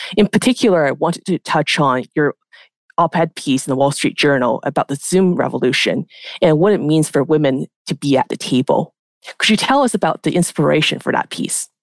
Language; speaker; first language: English; native; English